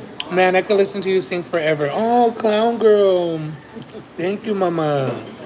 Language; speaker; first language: English; early bilingual, other home language; Spanish